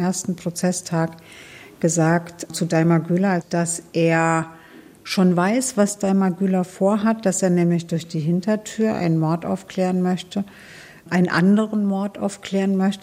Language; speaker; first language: German; native; German